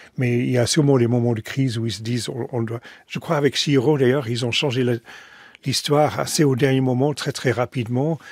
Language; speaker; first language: French; non-native, fluent; Dutch